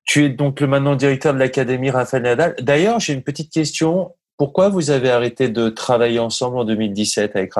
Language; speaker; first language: French; native; French